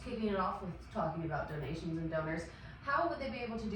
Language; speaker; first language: English; native; English